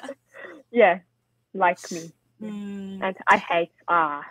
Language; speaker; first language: English; non-native, learner; Turkish